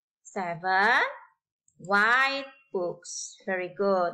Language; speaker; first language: English; non-native, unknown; Indonesian